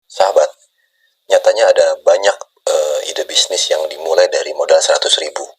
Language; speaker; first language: Indonesian; native; Indonesian